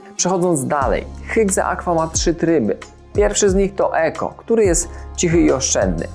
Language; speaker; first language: Polish; native; Polish